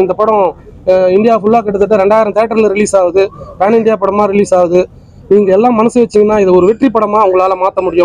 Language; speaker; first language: Tamil; native; Tamil